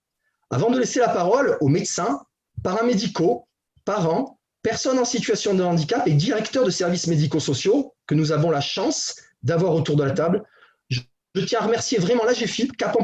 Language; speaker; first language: French; native; French